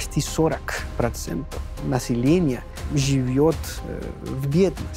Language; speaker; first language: Russian; non-native, fluent; Spanish